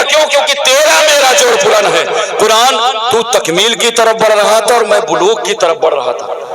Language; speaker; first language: Urdu; native; Urdu